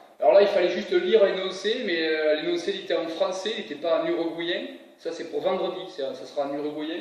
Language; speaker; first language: French; native; French